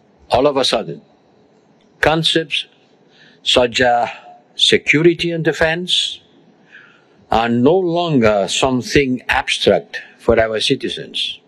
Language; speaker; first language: English; non-native, fluent; Spanish